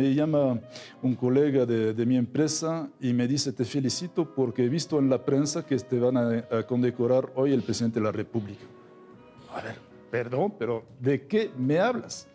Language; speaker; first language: Spanish; non-native, fluent; French